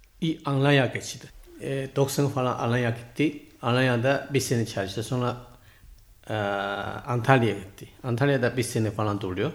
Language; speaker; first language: Turkish; non-native, learner; Chinese